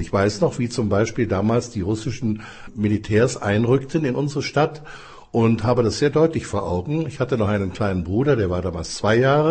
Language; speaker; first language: German; native; German